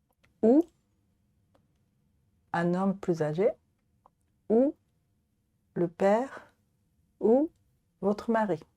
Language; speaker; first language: French; non-native, fluent; Japanese